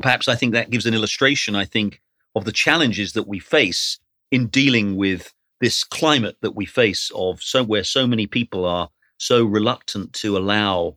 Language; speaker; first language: English; native; English